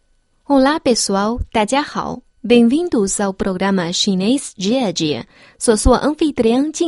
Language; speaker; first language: Portuguese; non-native, fluent; Chinese